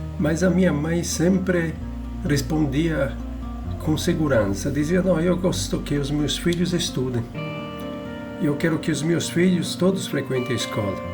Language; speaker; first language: Portuguese; non-native, fluent; Italian